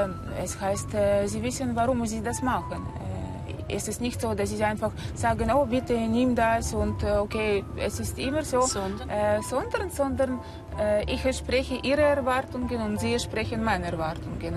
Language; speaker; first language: German; non-native, fluent; Russian